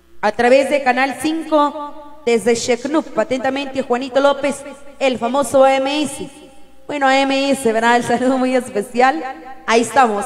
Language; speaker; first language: Spanish; native; Spanish